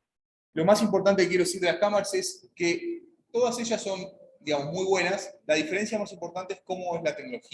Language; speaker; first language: Spanish; native; Spanish